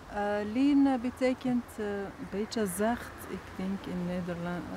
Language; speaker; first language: Dutch; non-native, learner; Arabic